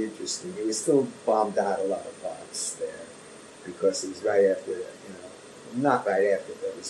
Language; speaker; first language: English; native; English